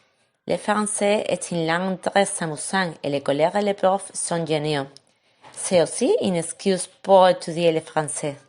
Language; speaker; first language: French; non-native, learner; Spanish